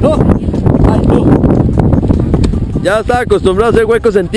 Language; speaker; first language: Spanish; native; Spanish